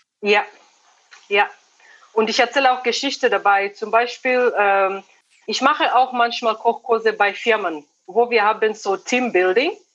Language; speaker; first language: German; non-native, fluent; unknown